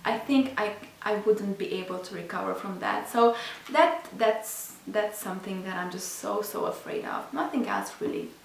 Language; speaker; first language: English; non-native, fluent; Hungarian